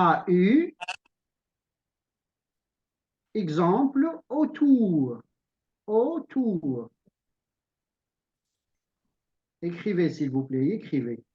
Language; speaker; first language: French; non-native, local second language; Arabic